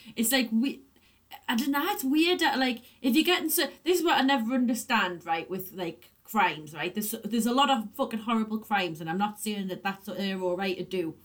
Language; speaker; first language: English; native; English